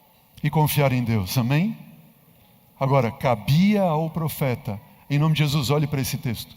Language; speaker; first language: Portuguese; native; Portuguese